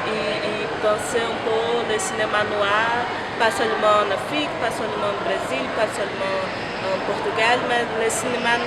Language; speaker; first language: French; non-native, learner; Portuguese